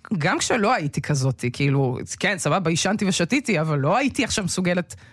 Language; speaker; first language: Hebrew; early bilingual, other home language; Russian